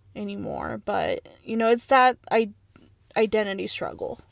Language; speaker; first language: English; early bilingual, other home language; Spanish